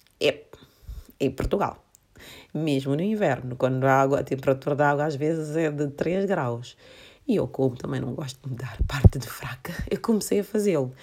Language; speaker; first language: Portuguese; non-native, local second language; Kabuverdianu